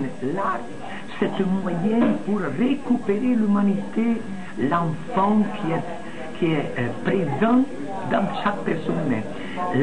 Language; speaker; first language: French; non-native, fluent; Italian